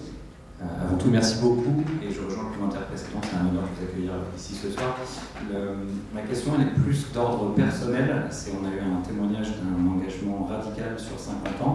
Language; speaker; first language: French; native; French